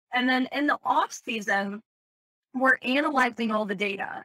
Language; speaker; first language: English; native; English